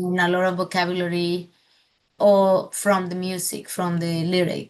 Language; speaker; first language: English; non-native, fluent; Spanish